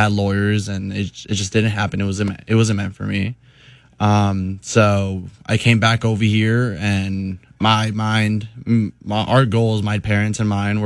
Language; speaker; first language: English; native; English